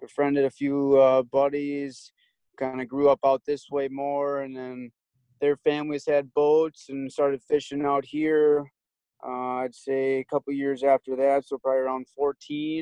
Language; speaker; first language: English; native; English